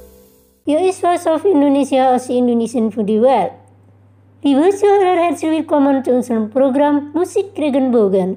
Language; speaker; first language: German; non-native, fluent; Indonesian